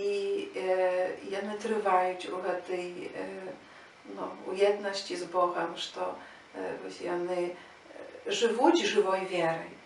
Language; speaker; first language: Polish; non-native, learner; Ukrainian